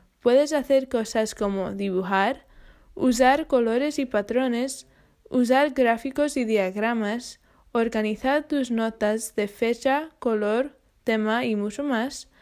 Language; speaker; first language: Spanish; non-native, fluent; English